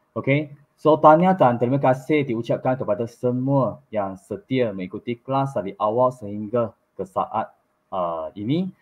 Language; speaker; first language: Malay; non-native, local second language; Chinese